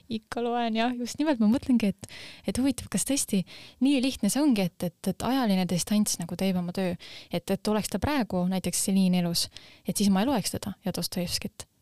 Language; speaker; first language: Estonian; non-native, local second language; Russian